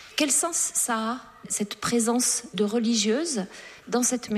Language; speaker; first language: French; native; French